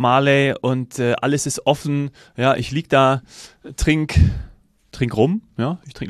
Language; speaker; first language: German; native; German